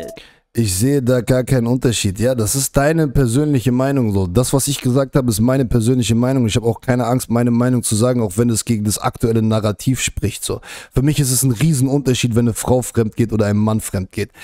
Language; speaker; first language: German; native; German